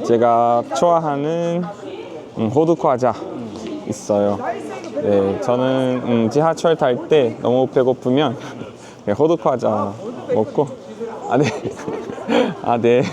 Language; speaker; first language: Korean; non-native, learner; Portuguese